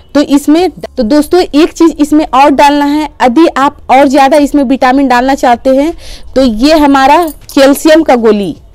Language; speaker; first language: Hindi; native; Hindi